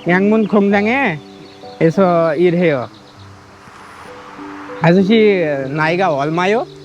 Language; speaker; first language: Korean; non-native, learner; Bangla